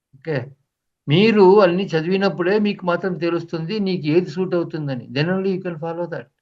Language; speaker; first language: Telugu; native; Telugu